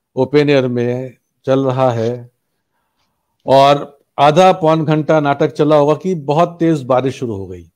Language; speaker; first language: Hindi; native; Hindi